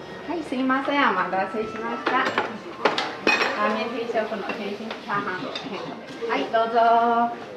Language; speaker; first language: Japanese; non-native, fluent; Chinese